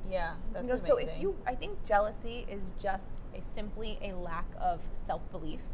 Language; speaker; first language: English; native; English